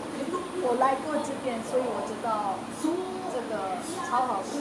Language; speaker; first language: Chinese; non-native, fluent; German